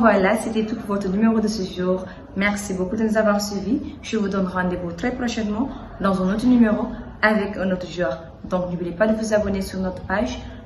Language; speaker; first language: French; non-native, local second language; Wolof